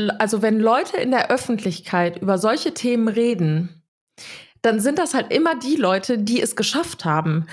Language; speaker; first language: German; early bilingual, other home language; Serbian